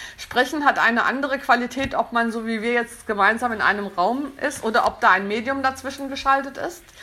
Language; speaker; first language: German; native; German